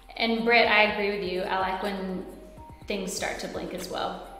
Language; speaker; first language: English; native; English